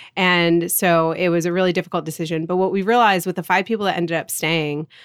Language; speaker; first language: English; native; English